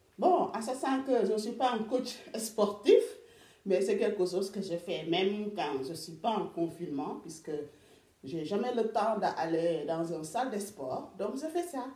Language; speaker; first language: French; non-native, local second language; Wolof